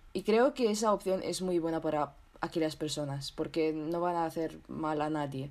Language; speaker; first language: Spanish; non-native, fluent; Romanian